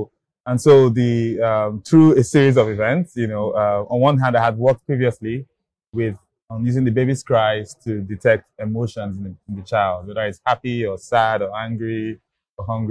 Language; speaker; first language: English; non-native, local second language; Igbo